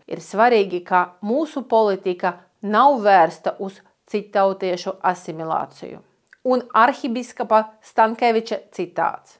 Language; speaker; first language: Latvian; non-native, local second language; Russian